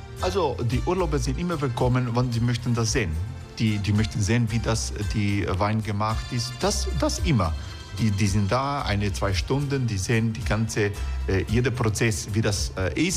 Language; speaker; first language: German; non-native, learner; Croatian